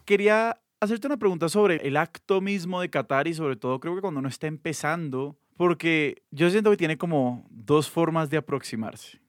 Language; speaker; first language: Spanish; native; Spanish